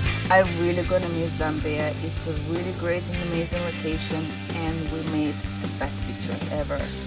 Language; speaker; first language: English; non-native, fluent; Russian